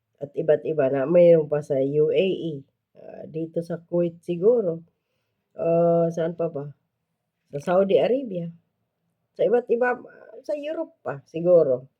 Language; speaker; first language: Filipino; native; Filipino